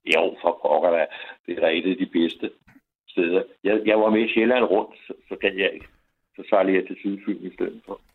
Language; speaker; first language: Danish; native; Danish